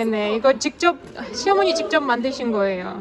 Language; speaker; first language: Korean; non-native, learner; Russian